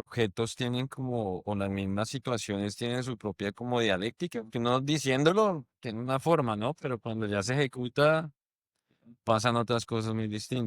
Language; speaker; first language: Spanish; native; Spanish